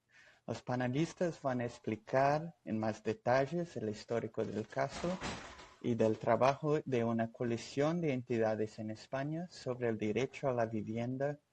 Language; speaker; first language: Spanish; non-native, fluent; Portuguese